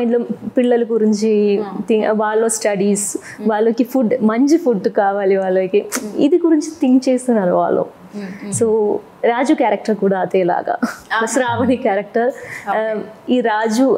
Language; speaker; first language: Telugu; non-native, learner; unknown